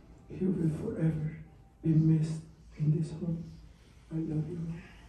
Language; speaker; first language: English; non-native, fluent; Persian